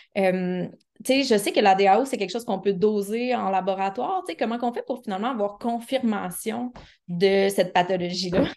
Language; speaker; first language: French; native; French